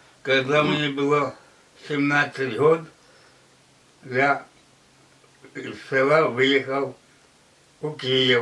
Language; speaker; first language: Russian; non-native, local second language; Ukrainian